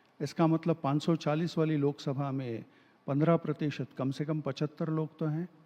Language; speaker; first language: Hindi; non-native, local second language; Marathi